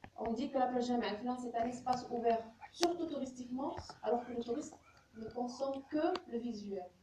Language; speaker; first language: French; non-native, local second language; Arabic